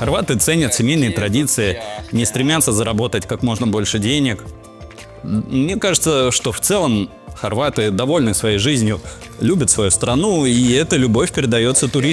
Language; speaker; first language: Russian; native; Russian